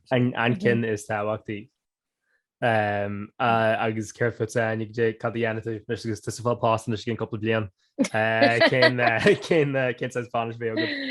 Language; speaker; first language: Irish; native; Irish